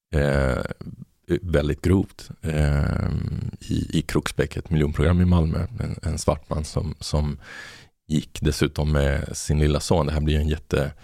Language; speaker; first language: Swedish; early bilingual, other home language; Spanish